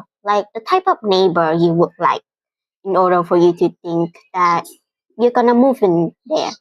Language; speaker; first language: English; non-native, fluent; Vietnamese